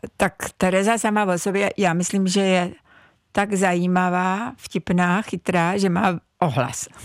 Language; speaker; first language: Czech; native; Czech